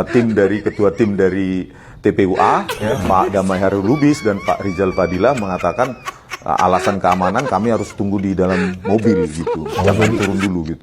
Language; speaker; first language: Indonesian; native; Indonesian